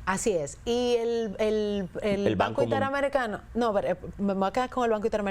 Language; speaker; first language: Spanish; native; Spanish